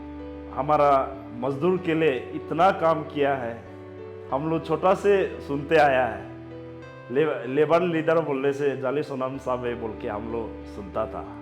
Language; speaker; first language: Hindi; non-native, local second language; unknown